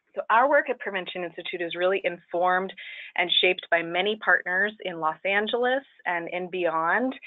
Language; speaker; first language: English; native; English